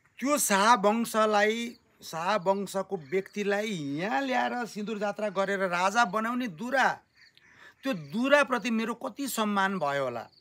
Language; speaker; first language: Nepali; native; Nepali